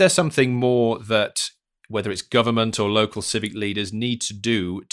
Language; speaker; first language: English; native; English